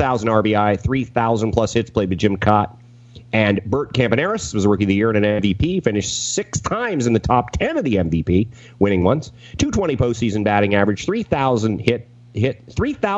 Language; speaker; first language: English; native; English